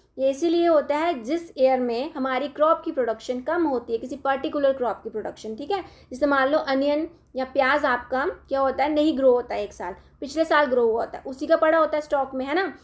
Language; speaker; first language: Hindi; non-native, local second language; Dogri